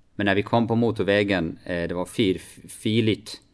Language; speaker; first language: Swedish; early bilingual, other home language; Arabic